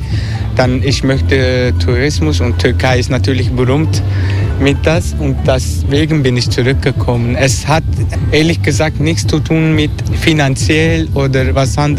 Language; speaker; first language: German; non-native, learner; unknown